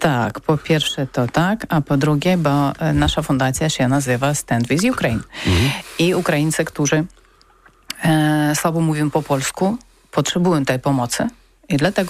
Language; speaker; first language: Polish; non-native, learner; Ukrainian